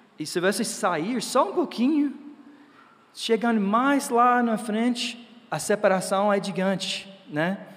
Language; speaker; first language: Portuguese; non-native, fluent; English